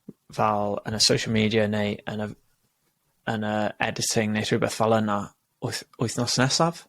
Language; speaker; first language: Welsh; non-native, local second language; English